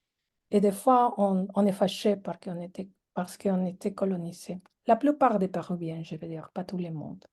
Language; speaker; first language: French; non-native, fluent; Spanish